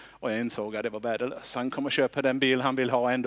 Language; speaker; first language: Swedish; non-native, fluent; English